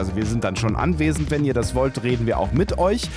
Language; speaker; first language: German; native; German